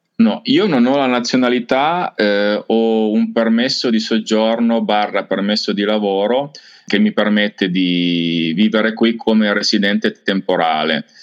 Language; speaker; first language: Italian; native; Italian